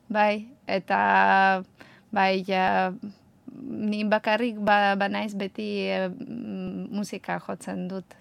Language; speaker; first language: Basque; non-native, learner; Ukrainian